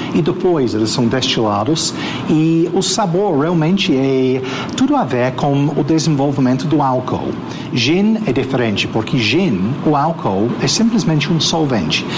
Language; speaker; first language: Portuguese; non-native, fluent; English